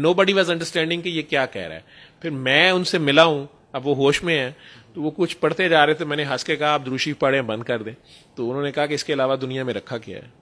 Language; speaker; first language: Urdu; non-native, local second language; Punjabi